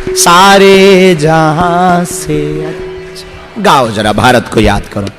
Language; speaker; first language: Hindi; native; Hindi